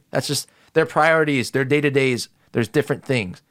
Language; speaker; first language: English; native; English